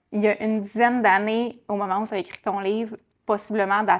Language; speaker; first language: French; native; French